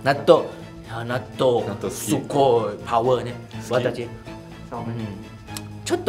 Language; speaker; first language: Japanese; non-native, learner; Thai